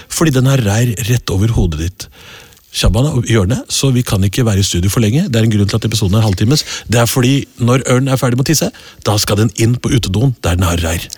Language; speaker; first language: Norwegian; early bilingual, other home language; Urdu